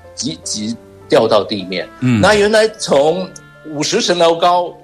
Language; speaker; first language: Chinese; non-native, local second language; Cantonese